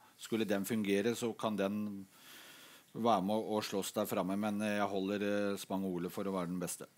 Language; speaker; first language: Norwegian; native; Norwegian